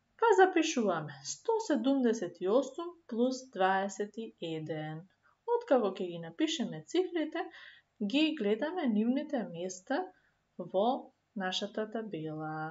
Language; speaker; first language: Macedonian; native; Macedonian